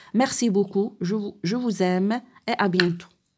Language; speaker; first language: French; non-native, local second language; Arabic